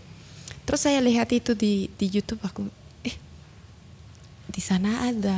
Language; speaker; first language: Indonesian; non-native, learner; Spanish